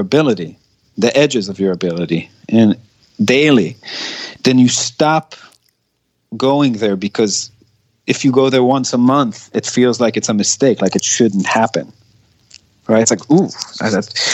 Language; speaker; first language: English; non-native, fluent; Hebrew